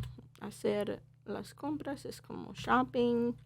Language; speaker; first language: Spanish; non-native, learner; English